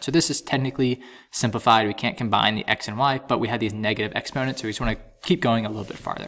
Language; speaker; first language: English; native; English